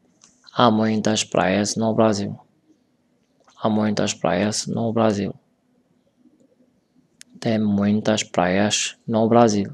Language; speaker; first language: Portuguese; non-native, fluent; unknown